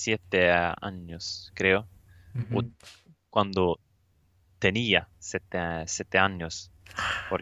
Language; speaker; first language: Spanish; non-native, learner; Swedish